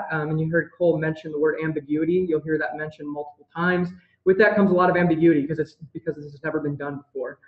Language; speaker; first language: English; native; English